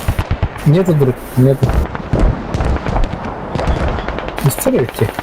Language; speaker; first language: Russian; non-native, local second language; Yakut